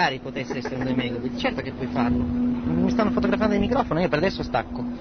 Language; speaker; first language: Italian; native; Italian